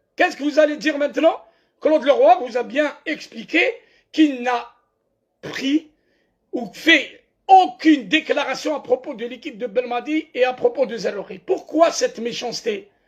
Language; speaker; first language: French; non-native, local second language; Arabic